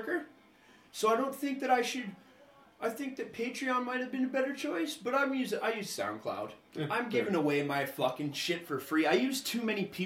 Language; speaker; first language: English; native; English